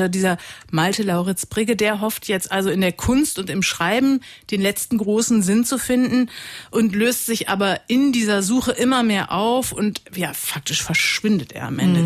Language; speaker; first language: German; native; German